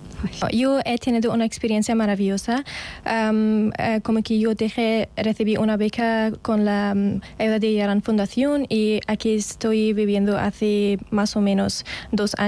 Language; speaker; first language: Spanish; non-native, fluent; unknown